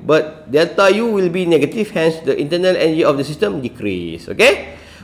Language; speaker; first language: English; non-native, local second language; Malay